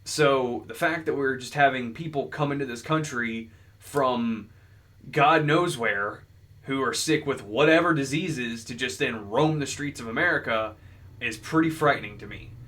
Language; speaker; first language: English; native; English